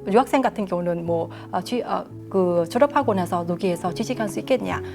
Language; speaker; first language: Korean; non-native, fluent; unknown